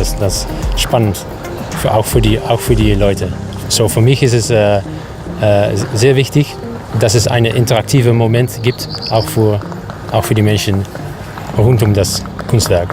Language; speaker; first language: German; non-native, fluent; Dutch